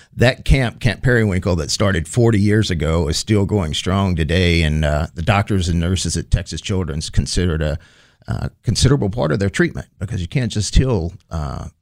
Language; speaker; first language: English; native; English